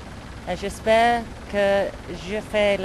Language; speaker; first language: French; non-native, learner; English